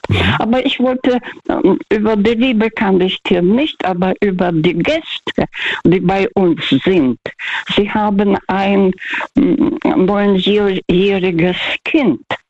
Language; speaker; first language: German; non-native, learner; Russian